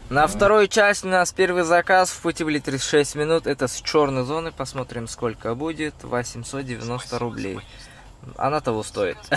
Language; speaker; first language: Russian; non-native, fluent; Uzbek